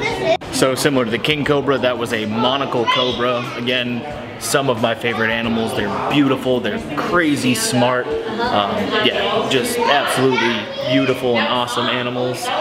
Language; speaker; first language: English; native; English